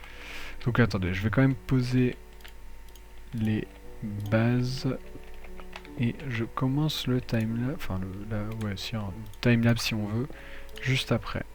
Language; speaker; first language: French; native; French